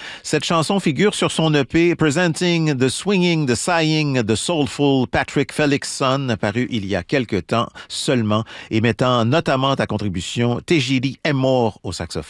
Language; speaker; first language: French; native; French